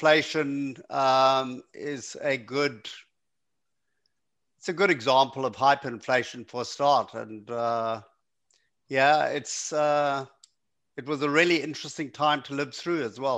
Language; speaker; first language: English; native; English